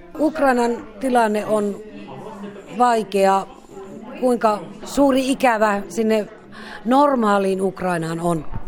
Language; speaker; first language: Finnish; native; Finnish